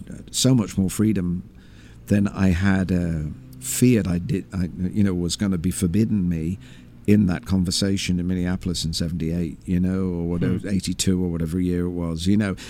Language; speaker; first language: English; native; English